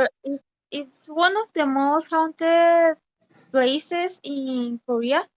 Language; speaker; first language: English; non-native, learner; Spanish